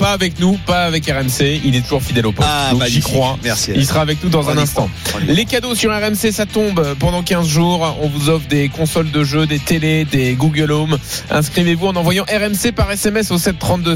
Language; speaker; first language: French; native; French